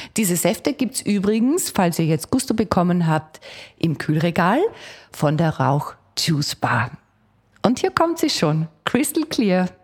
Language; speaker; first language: German; native; German